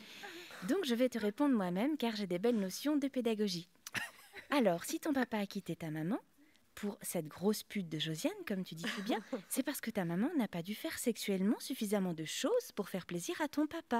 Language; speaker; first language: French; native; French